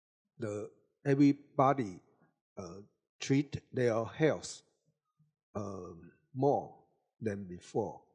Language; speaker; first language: English; non-native, learner; Chinese